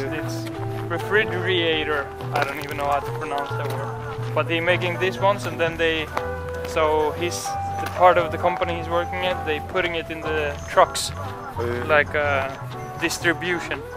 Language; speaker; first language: English; non-native, fluent; Swedish